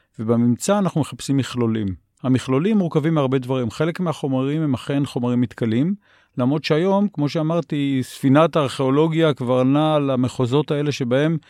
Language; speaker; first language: Hebrew; native; Hebrew